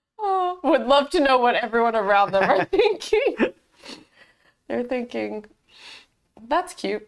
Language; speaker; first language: English; native; English